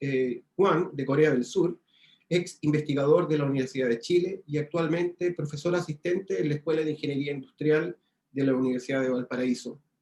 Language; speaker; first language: Spanish; native; Spanish